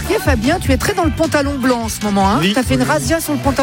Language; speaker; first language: French; native; French